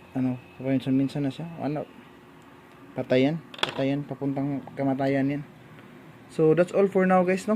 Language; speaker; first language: Filipino; native; Filipino